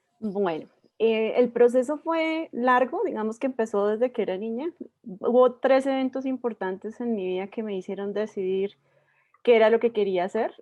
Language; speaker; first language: Spanish; native; Spanish